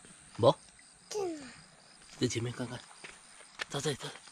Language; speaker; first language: Chinese; native; Chinese